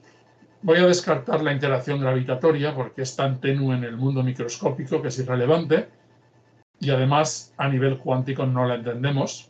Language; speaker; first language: Spanish; native; Spanish